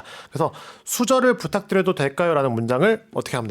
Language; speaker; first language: Korean; native; Korean